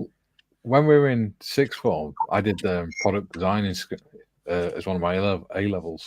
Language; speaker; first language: English; native; English